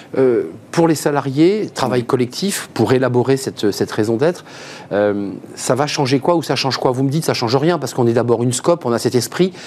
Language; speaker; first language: French; native; French